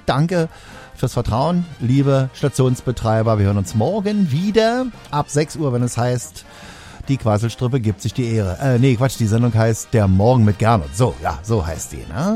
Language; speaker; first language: German; native; German